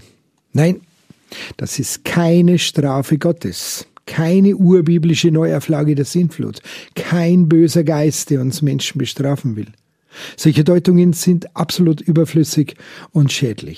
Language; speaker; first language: German; native; German